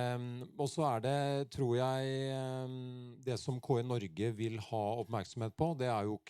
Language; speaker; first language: Norwegian; native; Norwegian